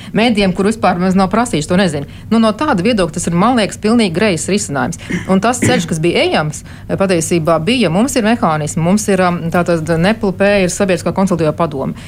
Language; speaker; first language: Latvian; native; Latvian